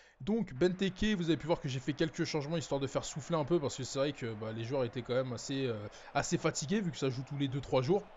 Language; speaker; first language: French; native; French